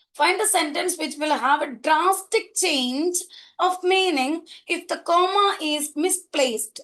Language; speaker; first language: English; non-native, local second language; Malayalam